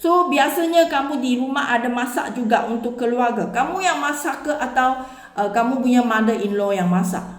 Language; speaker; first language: Indonesian; non-native, learner; Filipino